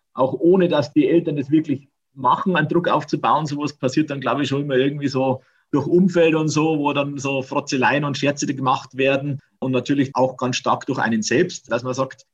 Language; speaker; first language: German; native; German